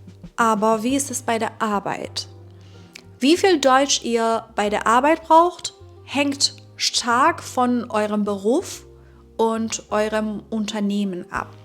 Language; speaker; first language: German; non-native, fluent; Persian